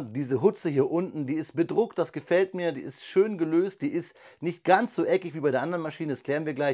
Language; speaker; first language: German; native; German